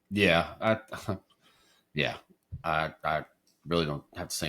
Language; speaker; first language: English; native; English